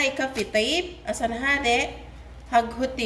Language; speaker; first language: Arabic; non-native, learner; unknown